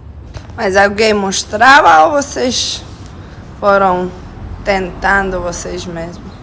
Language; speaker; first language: Portuguese; non-native, fluent; Slovenian